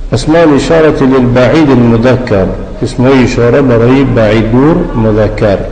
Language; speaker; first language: Arabic; non-native, fluent; Persian